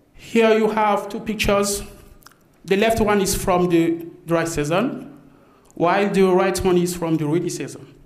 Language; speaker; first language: English; non-native, fluent; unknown